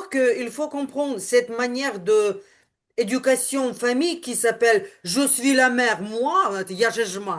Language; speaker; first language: French; non-native, learner; Ukrainian